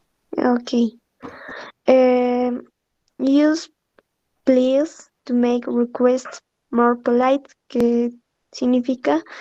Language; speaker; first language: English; non-native, learner; Spanish